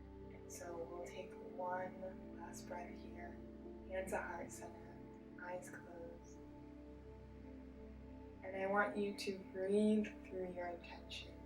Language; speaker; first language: English; native; English